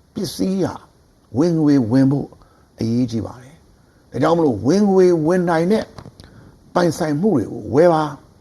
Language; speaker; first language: Burmese; native; Burmese